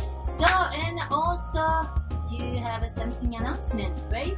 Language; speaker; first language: English; non-native, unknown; Japanese